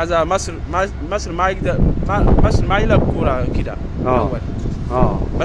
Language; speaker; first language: Arabic; non-native, learner; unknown